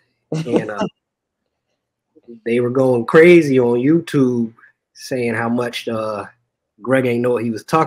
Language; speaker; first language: English; native; English